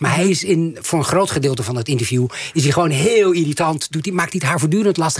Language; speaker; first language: Dutch; native; Dutch